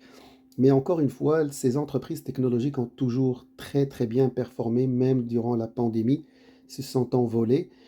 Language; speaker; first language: French; native; French